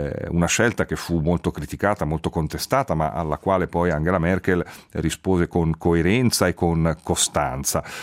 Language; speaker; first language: Italian; native; Italian